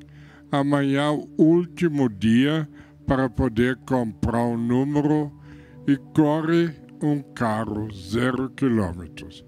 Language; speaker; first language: Portuguese; non-native, fluent; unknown